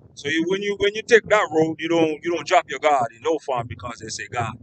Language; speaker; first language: English; native; English